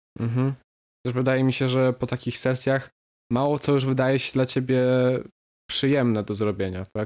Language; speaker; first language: Polish; native; Polish